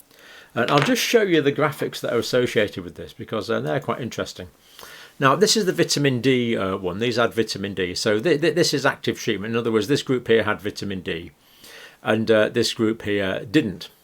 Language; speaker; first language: English; native; English